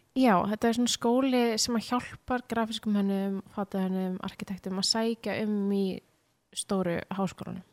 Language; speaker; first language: Icelandic; native; Icelandic